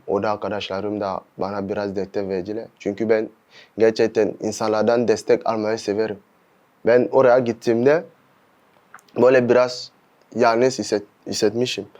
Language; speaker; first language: Turkish; non-native, fluent; French